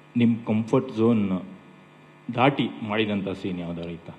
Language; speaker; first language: Kannada; native; Kannada